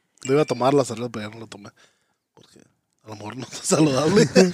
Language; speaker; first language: Spanish; early bilingual, heritage; Spanish